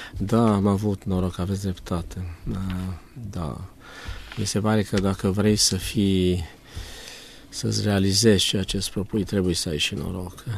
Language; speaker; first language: Romanian; native; Romanian